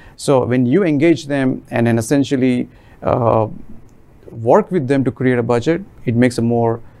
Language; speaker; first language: English; non-native, local second language; Gujarati